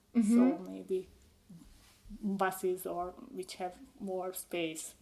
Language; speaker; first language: English; non-native, learner; Hungarian